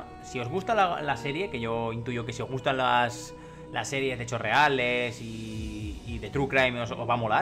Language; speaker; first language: Spanish; native; Spanish